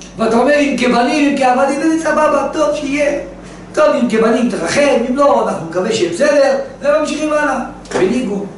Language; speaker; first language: Hebrew; native; Hebrew